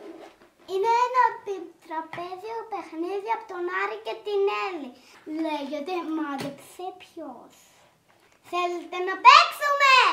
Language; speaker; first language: Greek; early bilingual, heritage; Greek